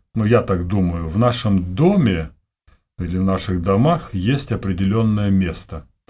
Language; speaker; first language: Russian; native; Russian